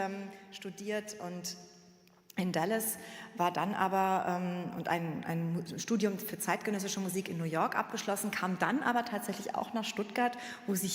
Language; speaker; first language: German; native; German